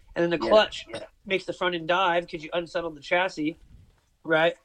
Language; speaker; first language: English; native; English